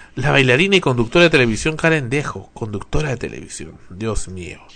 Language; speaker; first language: Spanish; native; Spanish